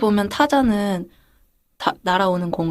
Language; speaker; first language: Korean; native; Korean